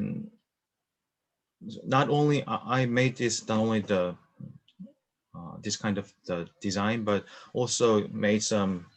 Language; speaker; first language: English; non-native, learner; Korean